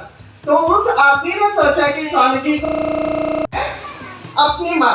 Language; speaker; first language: Hindi; non-native, local second language; Malayalam